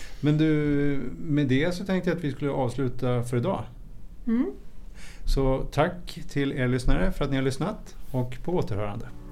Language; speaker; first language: Swedish; native; Swedish